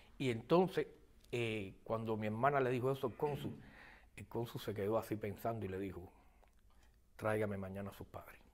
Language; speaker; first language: Spanish; native; Spanish